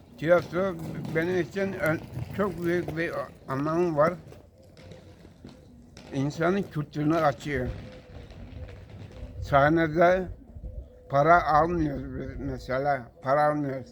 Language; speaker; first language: Turkish; native; Turkish